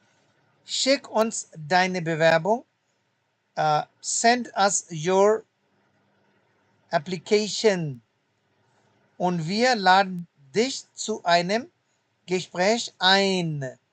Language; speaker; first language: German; non-native, fluent; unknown